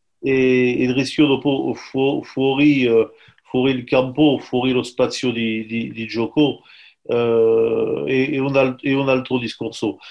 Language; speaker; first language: Italian; non-native, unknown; French